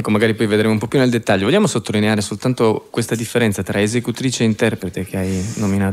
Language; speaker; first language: Italian; native; Italian